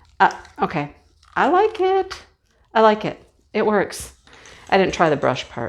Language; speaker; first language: English; native; English